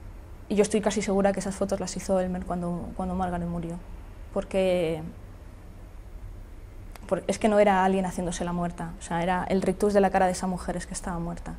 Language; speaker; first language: Spanish; native; Spanish